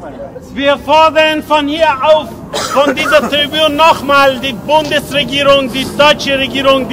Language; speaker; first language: German; non-native, fluent; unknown